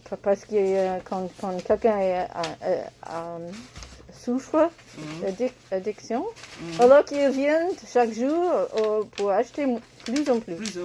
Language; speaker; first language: French; non-native, learner; English